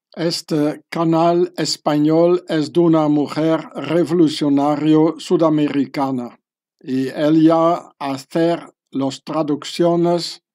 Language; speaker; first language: Spanish; non-native, learner; French